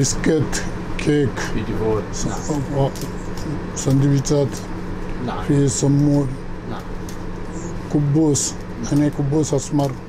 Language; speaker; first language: Arabic; non-native, learner; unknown